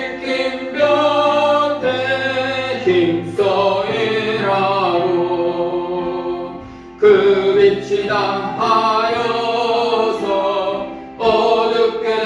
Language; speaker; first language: Korean; native; Korean